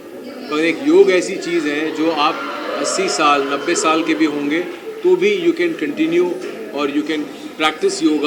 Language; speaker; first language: Hindi; native; Hindi